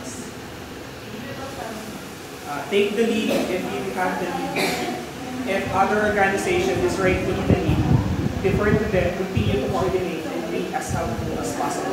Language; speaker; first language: English; non-native, local second language; Filipino